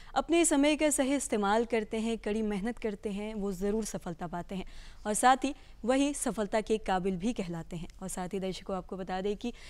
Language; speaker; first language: Hindi; native; Hindi